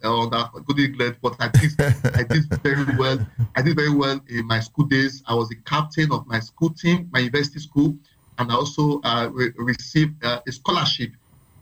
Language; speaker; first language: English; non-native, local second language; Bini